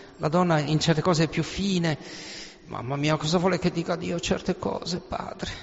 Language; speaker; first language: Italian; native; Italian